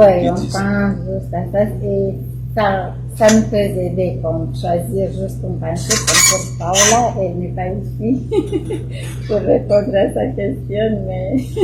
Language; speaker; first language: French; non-native, fluent; Romanian